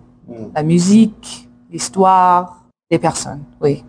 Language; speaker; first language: French; non-native, learner; English